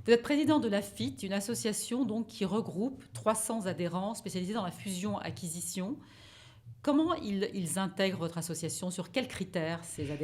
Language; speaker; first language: French; native; French